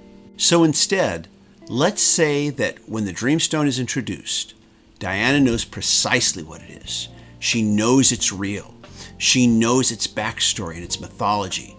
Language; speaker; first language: English; native; English